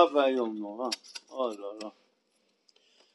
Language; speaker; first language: Hebrew; non-native, fluent; French